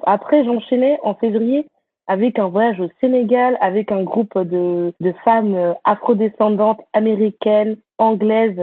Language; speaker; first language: French; native; French